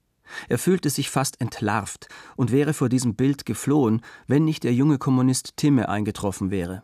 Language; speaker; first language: German; native; German